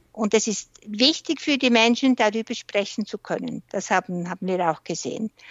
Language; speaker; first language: German; non-native, local second language; French